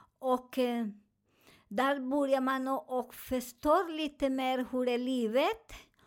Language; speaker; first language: Swedish; non-native, learner; Spanish